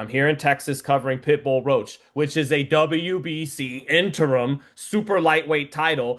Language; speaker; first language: English; native; English